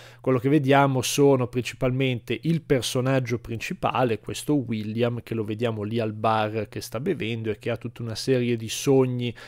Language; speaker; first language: Italian; native; Italian